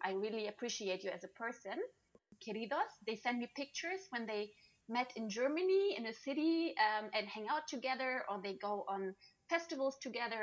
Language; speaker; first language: English; non-native, fluent; German